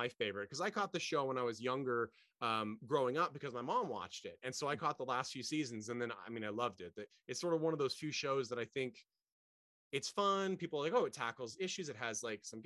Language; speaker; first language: English; native; English